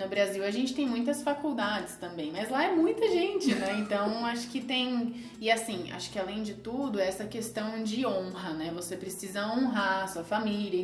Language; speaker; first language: Portuguese; early bilingual, heritage; Portuguese